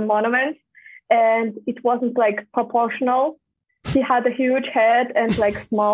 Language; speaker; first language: English; non-native, fluent; Kazakh